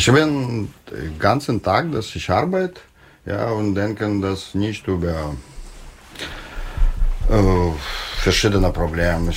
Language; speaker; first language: German; non-native, learner; Russian